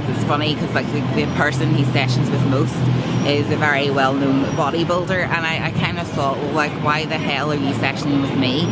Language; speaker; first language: English; native; English